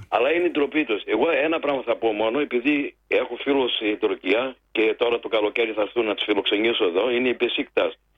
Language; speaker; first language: Greek; early bilingual, heritage; Greek